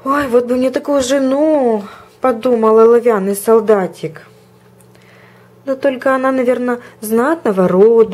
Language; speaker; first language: Russian; native; Russian